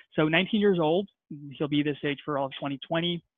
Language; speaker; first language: English; non-native, fluent; Spanish